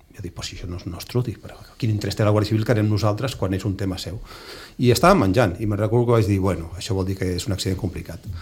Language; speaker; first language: Catalan; native; Catalan